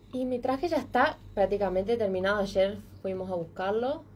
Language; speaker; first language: Spanish; native; Spanish